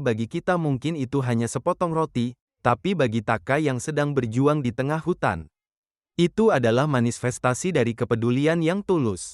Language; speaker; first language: Indonesian; native; Indonesian